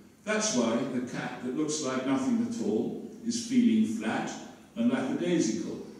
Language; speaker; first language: English; native; English